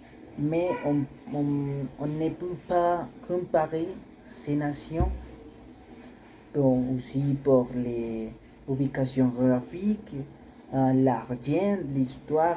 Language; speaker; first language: French; non-native, learner; Spanish